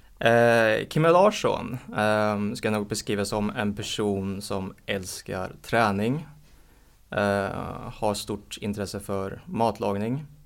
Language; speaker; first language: Swedish; early bilingual, heritage; Swedish